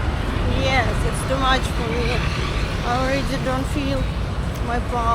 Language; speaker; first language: English; non-native, learner; Russian